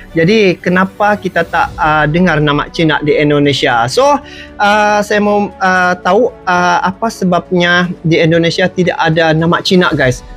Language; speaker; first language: Malay; native; Malay